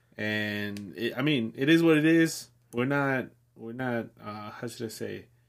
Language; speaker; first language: English; early bilingual, other home language; Spanish